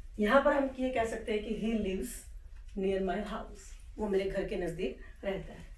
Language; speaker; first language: Hindi; native; Hindi